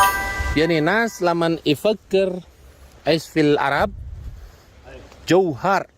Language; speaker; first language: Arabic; non-native, learner; Indonesian